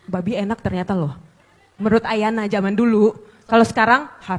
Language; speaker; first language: Indonesian; native; Indonesian